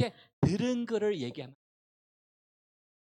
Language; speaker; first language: Korean; non-native, local second language; Chinese